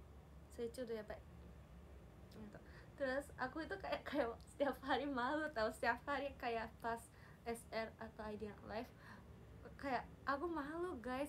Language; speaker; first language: Indonesian; non-native, fluent; Japanese